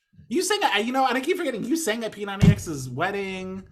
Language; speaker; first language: English; native; English